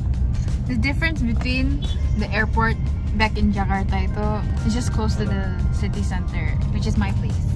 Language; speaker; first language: English; non-native, fluent; Indonesian